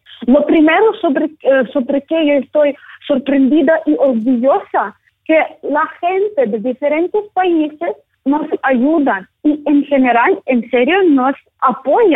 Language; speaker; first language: Spanish; non-native, learner; Ukrainian